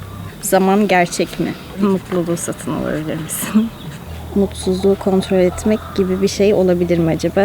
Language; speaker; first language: Turkish; native; Turkish